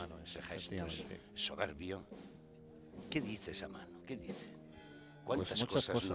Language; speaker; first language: Spanish; native; Spanish